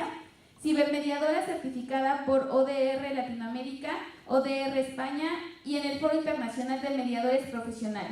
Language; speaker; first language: Spanish; native; Spanish